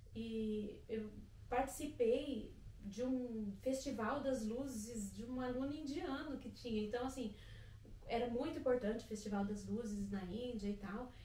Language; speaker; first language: Portuguese; native; Portuguese